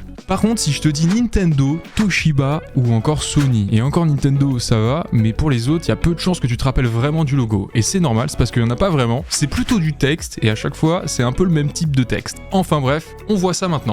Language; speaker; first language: French; native; French